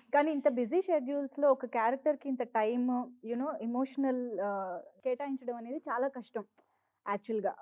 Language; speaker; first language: Telugu; native; Telugu